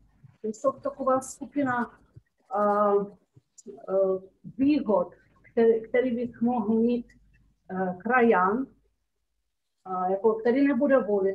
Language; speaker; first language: Czech; early bilingual, heritage; Czech